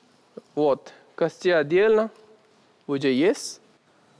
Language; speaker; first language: Russian; non-native, learner; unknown